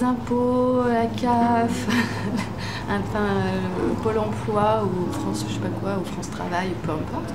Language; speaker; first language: French; native; French